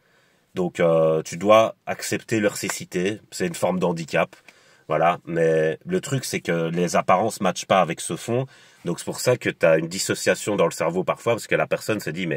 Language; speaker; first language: French; native; French